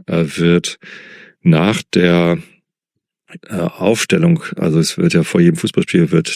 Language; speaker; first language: German; native; German